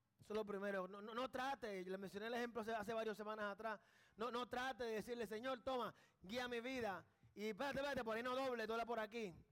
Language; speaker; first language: Spanish; early bilingual, heritage; Spanish